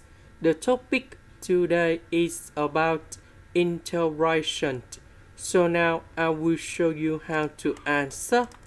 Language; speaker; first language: English; non-native, fluent; Vietnamese